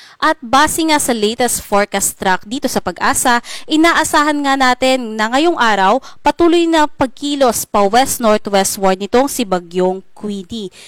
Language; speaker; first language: Filipino; non-native, local second language; Cebuano